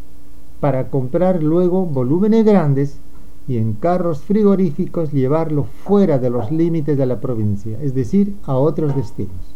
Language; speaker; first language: Spanish; native; Spanish